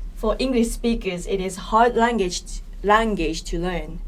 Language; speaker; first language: English; non-native, fluent; Japanese